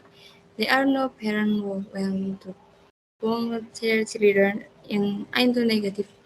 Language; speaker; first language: English; non-native, learner; Indonesian